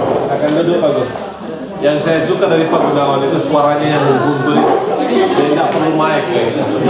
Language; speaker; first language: Indonesian; native; Indonesian